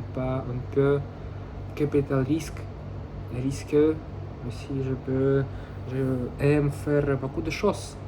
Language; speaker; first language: French; non-native, learner; Russian